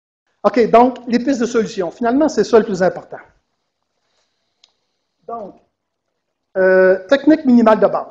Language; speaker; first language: French; native; French